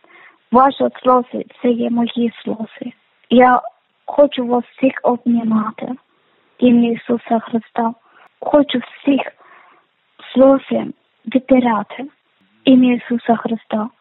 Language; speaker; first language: Ukrainian; non-native, learner; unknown